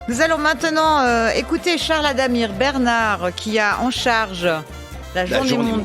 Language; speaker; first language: French; native; French